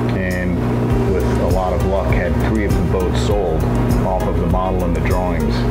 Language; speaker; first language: English; native; English